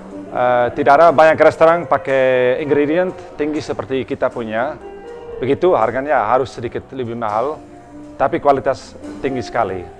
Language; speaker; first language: Indonesian; non-native, learner; Dutch